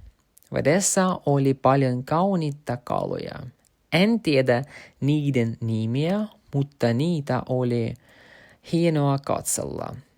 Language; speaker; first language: Finnish; non-native, learner; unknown